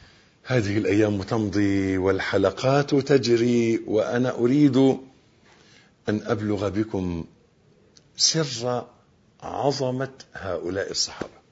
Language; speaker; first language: Arabic; native; Arabic